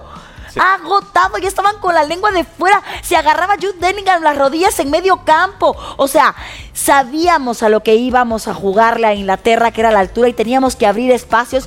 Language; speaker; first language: Spanish; native; Spanish